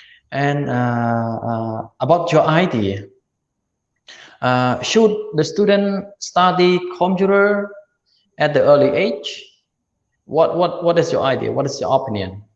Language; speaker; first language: English; non-native, learner; Khmer